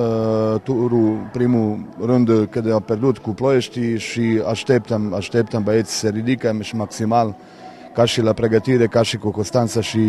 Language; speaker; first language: Romanian; non-native, learner; Serbian